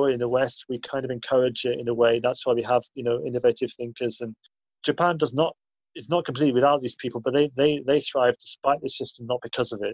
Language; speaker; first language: English; native; English